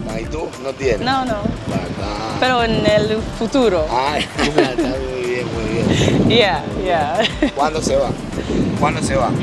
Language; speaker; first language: Spanish; non-native, learner; English